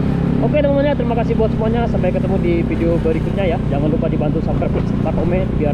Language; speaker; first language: Indonesian; native; Indonesian